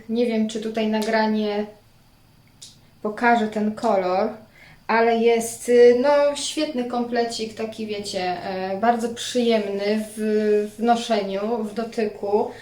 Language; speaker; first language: Polish; native; Polish